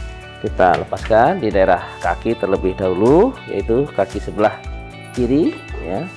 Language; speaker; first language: Indonesian; native; Indonesian